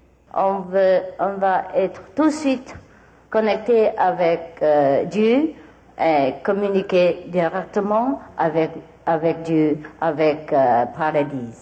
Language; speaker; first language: French; non-native, learner; Vietnamese